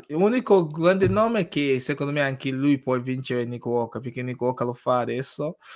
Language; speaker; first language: Italian; non-native, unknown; English